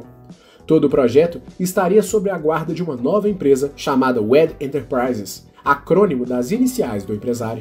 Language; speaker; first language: Portuguese; native; Portuguese